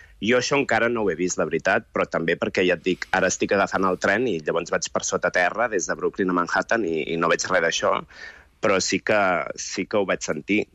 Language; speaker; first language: Catalan; native; Catalan